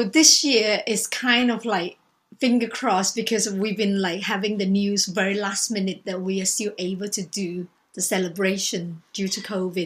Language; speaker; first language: English; non-native, local second language; Cantonese